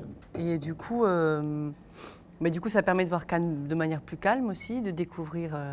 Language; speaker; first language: French; native; French